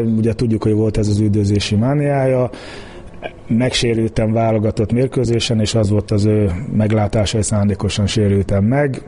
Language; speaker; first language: Hungarian; early bilingual, heritage; Hungarian